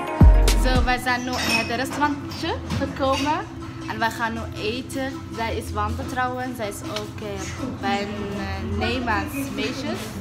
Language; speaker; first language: Dutch; non-native, learner; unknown